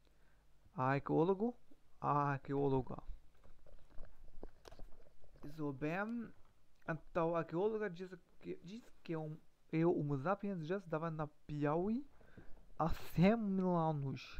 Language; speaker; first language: Portuguese; non-native, learner; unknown